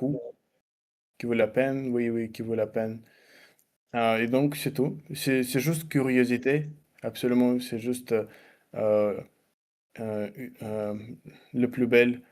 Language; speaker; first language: French; non-native, learner; Russian